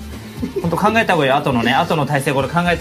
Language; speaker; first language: Japanese; native; Japanese